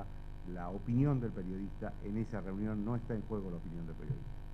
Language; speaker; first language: Spanish; native; Spanish